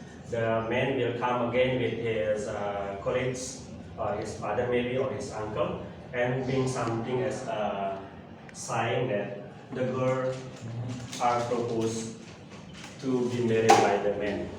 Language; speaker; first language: English; non-native, learner; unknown